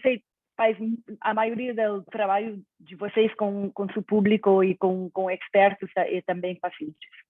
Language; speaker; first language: Portuguese; non-native, fluent; Spanish